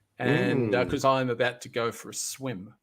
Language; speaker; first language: English; native; English